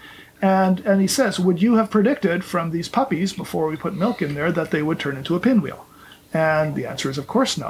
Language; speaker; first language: English; native; English